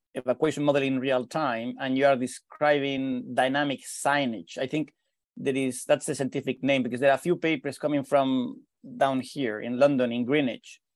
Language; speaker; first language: English; non-native, fluent; Spanish